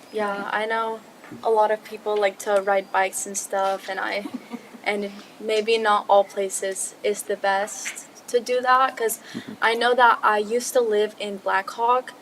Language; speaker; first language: English; early bilingual, other home language; Spanish